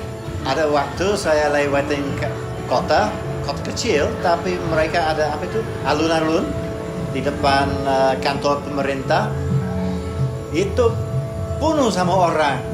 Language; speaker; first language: Indonesian; non-native, fluent; English